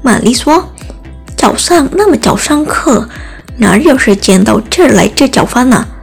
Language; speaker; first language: Chinese; non-native, learner; Indonesian